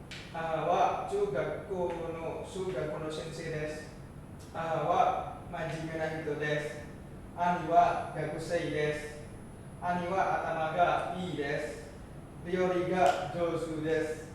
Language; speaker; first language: Japanese; non-native, learner; Indonesian